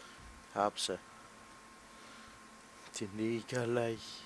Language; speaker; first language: German; native; German